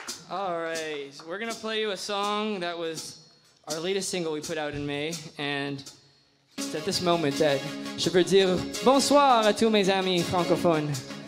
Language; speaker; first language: English; native; English